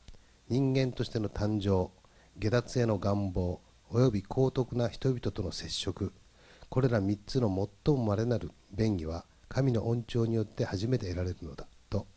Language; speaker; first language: Japanese; native; Japanese